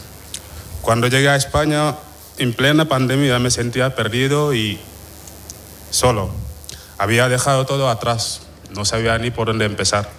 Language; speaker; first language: Spanish; non-native, fluent; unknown